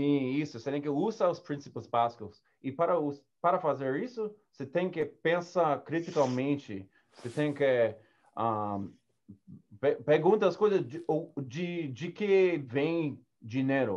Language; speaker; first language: Portuguese; non-native, learner; English